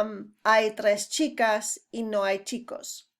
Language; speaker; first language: Spanish; non-native, fluent; English